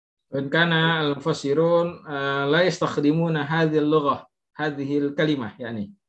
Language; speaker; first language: Arabic; non-native, fluent; Indonesian